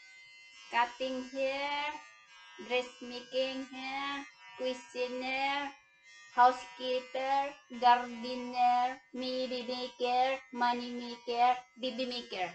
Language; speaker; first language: English; non-native, learner; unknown